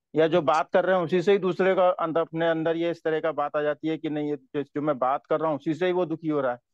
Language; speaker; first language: Hindi; native; Hindi